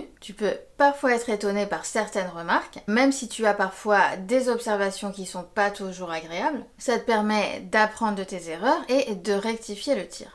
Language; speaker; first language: French; native; French